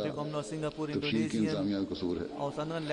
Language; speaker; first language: German; non-native, fluent; Urdu